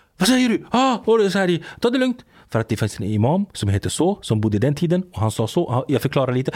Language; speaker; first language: Swedish; early bilingual, other home language; Arabic